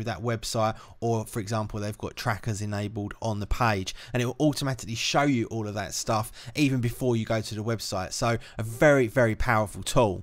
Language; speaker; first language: English; native; English